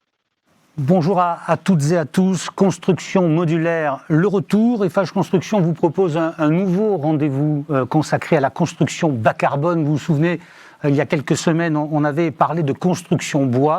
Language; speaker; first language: French; native; French